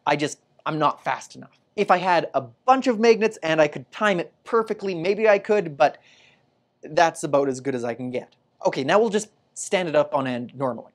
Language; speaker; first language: English; native; English